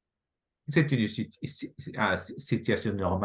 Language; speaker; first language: French; non-native, fluent; Japanese